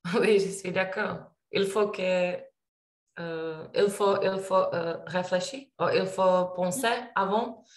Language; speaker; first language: French; non-native, learner; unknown